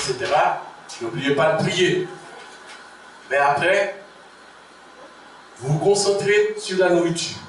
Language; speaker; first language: French; non-native, local second language; Haitian Creole